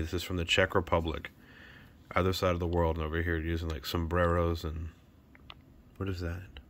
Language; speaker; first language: English; native; English